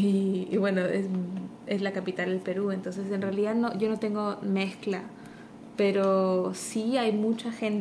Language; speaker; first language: Spanish; early bilingual, heritage; Spanish